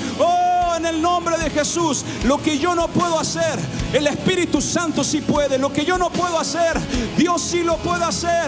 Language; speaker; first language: Spanish; native; Spanish